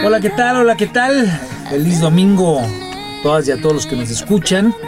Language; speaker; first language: Spanish; native; Spanish